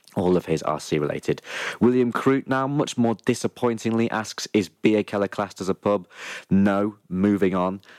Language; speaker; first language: English; native; English